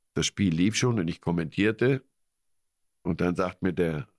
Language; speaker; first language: German; early bilingual, other home language; Polish